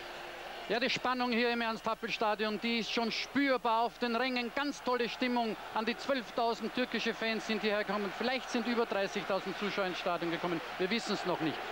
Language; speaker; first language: German; native; German